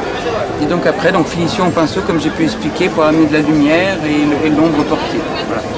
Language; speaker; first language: French; native; French